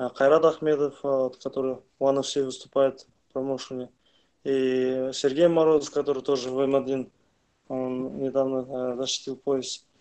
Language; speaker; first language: Russian; non-native, local second language; Kazakh